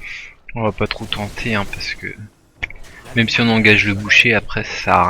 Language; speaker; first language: French; native; French